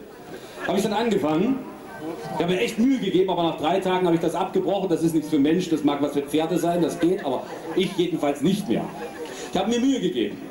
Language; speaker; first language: German; native; German